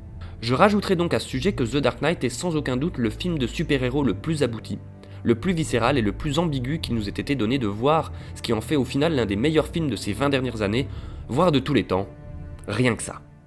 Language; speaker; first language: French; native; French